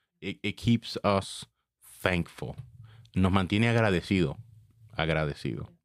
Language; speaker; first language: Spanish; early bilingual, heritage; Spanish